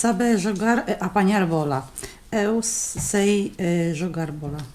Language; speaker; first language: Portuguese; non-native, learner; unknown